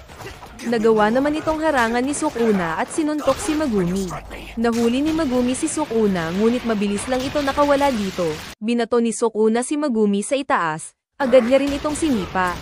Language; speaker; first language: Filipino; native; Filipino